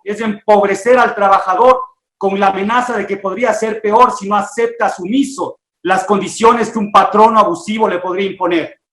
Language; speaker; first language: Spanish; native; Spanish